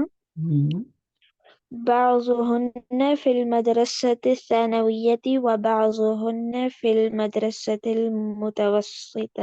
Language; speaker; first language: Arabic; non-native, learner; Urdu